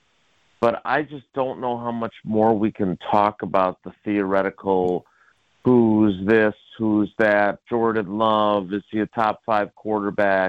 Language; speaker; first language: English; native; English